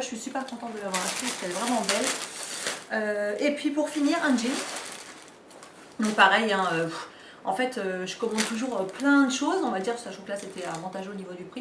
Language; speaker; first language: French; native; French